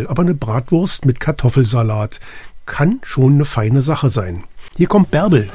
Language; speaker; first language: German; native; German